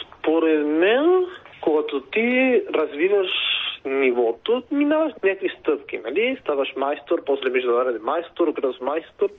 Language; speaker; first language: Bulgarian; non-native, fluent; Spanish